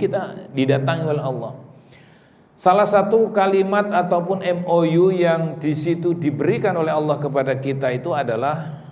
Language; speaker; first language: Indonesian; native; Indonesian